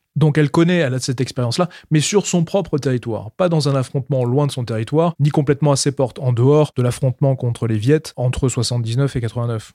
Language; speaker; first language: French; native; French